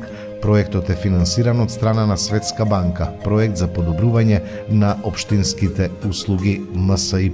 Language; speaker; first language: Macedonian; native; Macedonian